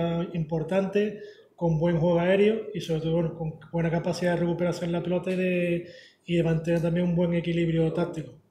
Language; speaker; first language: Spanish; native; Spanish